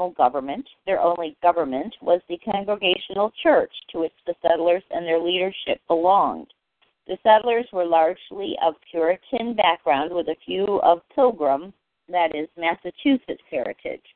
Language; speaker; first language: English; native; English